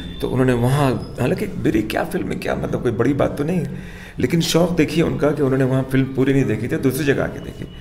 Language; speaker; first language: Hindi; non-native, local second language; Urdu